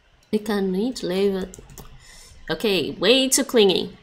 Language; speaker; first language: Dutch; non-native, learner; English